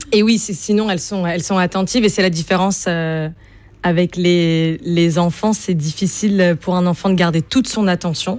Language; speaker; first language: French; native; French